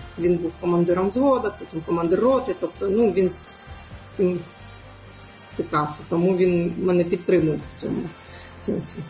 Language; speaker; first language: Ukrainian; non-native, local second language; Crimean Tatar